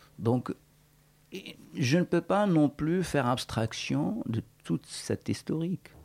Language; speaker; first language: French; non-native, local second language; Berber languages